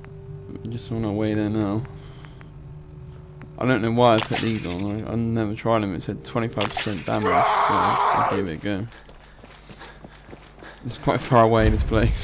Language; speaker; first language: English; native; English